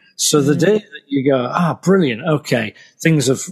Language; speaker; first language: English; native; English